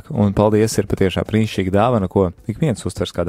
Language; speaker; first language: Latvian; native; Latvian